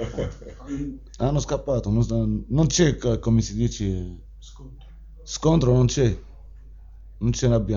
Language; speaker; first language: Italian; non-native, learner; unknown